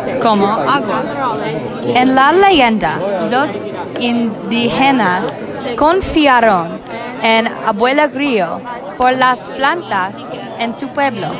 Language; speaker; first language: Spanish; non-native, learner; English